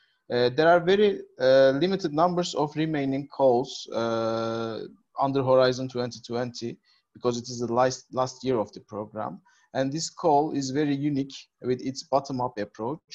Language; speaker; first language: English; non-native, fluent; Turkish